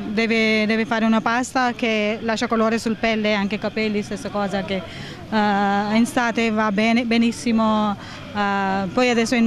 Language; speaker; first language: Italian; non-native, learner; Hindi